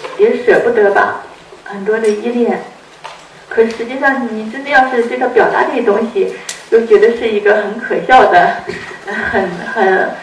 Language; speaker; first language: Chinese; native; Chinese